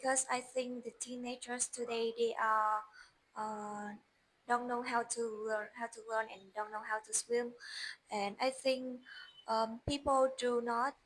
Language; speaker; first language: English; non-native, learner; Vietnamese